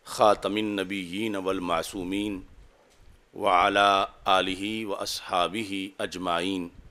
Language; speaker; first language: Urdu; non-native, local second language; Punjabi